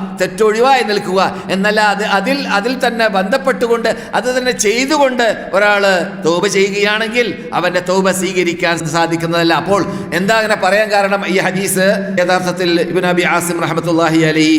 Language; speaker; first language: Malayalam; native; Malayalam